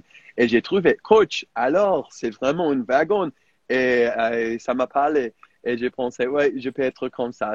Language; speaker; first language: French; non-native, fluent; English